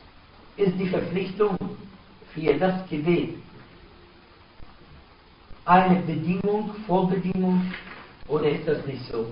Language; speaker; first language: German; non-native, fluent; Arabic